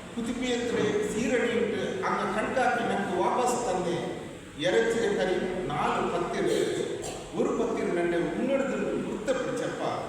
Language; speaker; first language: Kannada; non-native, local second language; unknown